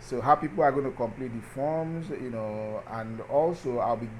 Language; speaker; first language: English; non-native, local second language; Yoruba